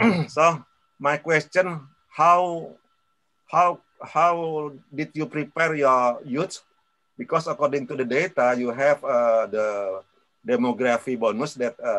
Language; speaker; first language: English; non-native, learner; Indonesian